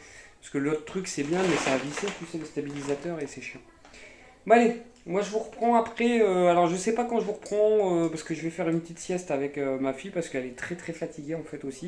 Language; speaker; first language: French; native; French